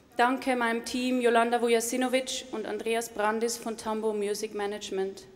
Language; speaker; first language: German; native; German